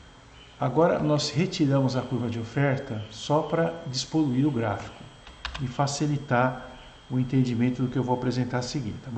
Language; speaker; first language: Portuguese; native; Portuguese